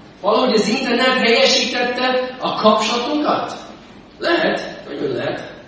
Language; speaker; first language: Hungarian; non-native, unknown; English